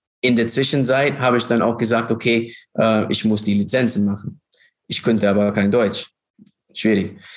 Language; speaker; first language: German; non-native, fluent; English